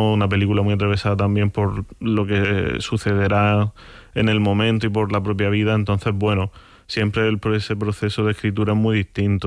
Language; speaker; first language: Spanish; native; Spanish